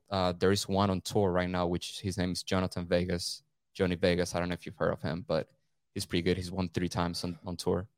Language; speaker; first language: English; non-native, fluent; Spanish